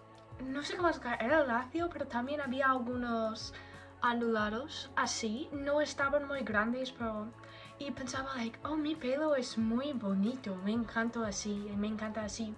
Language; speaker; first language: Spanish; non-native, learner; English